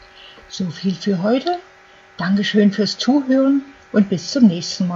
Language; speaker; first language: German; native; German